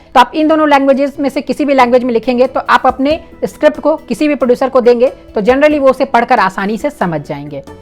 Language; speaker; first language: Hindi; native; Hindi